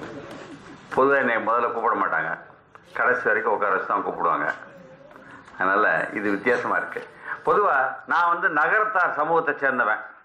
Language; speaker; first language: Tamil; native; Tamil